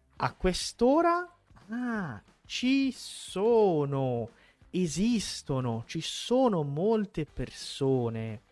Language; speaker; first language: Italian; non-native, fluent; Portuguese